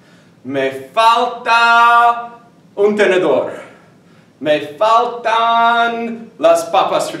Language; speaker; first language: Spanish; non-native, fluent; English